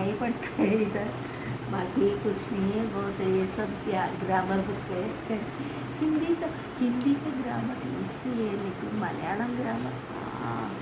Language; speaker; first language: Hindi; non-native, local second language; Malayalam